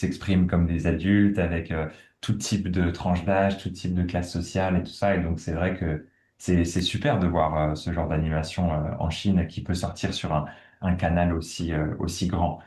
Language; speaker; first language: French; native; French